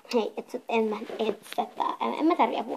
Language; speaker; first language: Finnish; native; Finnish